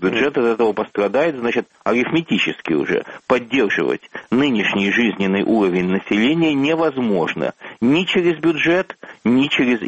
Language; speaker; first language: Russian; native; Russian